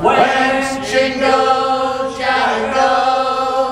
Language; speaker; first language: English; native; English